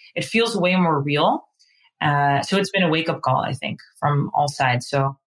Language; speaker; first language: English; non-native, fluent; Dutch